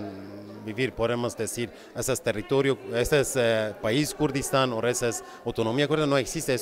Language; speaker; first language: Spanish; non-native, fluent; Kurdish